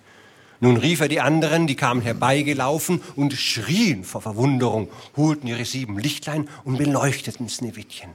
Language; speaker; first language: German; native; German